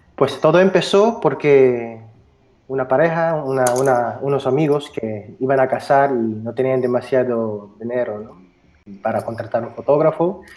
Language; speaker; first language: Spanish; non-native, fluent; Filipino